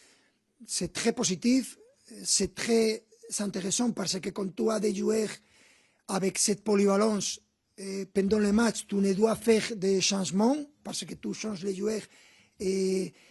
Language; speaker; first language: French; non-native, fluent; Spanish